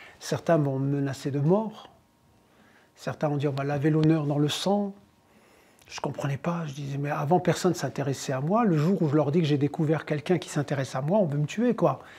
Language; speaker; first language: French; early bilingual, other home language; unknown